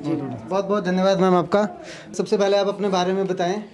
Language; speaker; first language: Hindi; native; Hindi